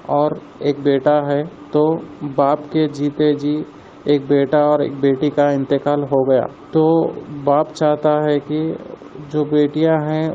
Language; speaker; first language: Hindi; native; Hindi